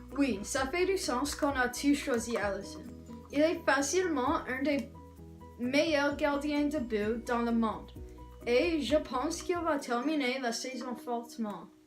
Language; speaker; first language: French; non-native, learner; English